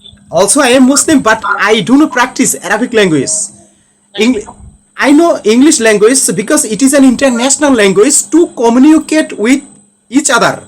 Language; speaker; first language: English; non-native, learner; Bangla